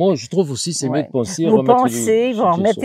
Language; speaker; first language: French; native; French